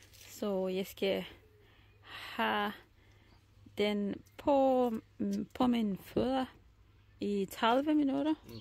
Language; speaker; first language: Danish; non-native, learner; English